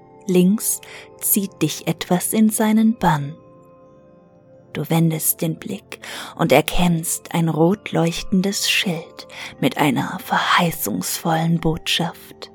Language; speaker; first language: German; native; German